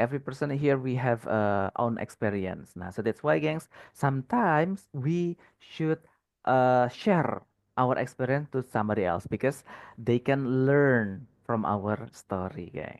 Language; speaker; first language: English; non-native, fluent; Indonesian